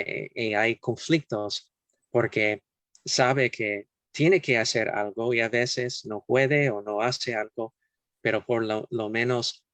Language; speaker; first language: Spanish; non-native, fluent; English